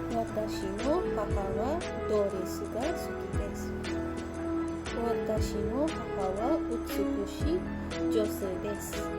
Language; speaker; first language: Japanese; non-native, learner; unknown